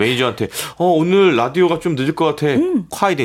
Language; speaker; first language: Korean; native; Korean